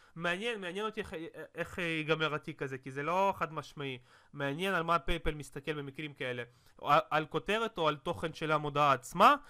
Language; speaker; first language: Hebrew; native; Hebrew